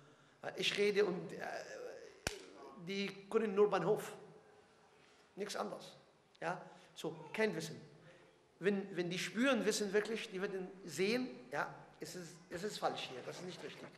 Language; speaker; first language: German; non-native, fluent; Arabic